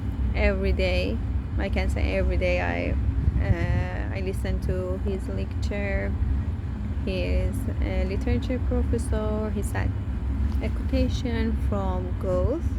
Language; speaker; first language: English; non-native, learner; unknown